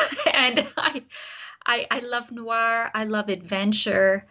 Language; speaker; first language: English; native; English